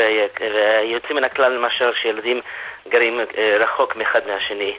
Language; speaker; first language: Hebrew; non-native, fluent; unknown